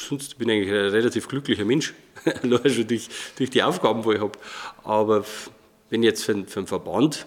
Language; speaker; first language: German; native; German